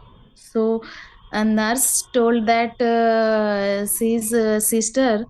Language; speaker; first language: English; non-native, learner; Hindi